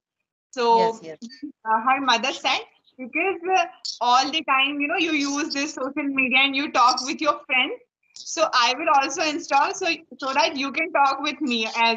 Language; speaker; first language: English; non-native, local second language; Hindi